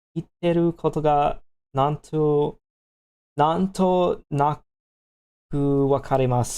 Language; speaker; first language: Japanese; non-native, learner; English